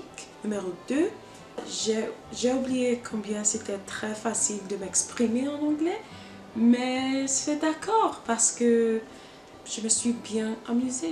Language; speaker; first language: French; non-native, learner; English